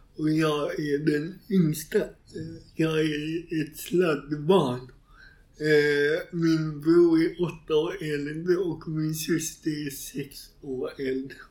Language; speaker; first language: Swedish; native; Swedish